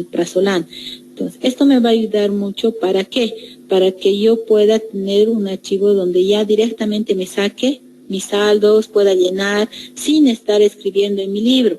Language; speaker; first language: Spanish; native; Spanish